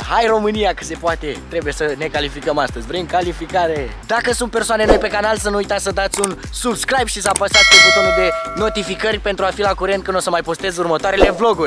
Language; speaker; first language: Romanian; native; Romanian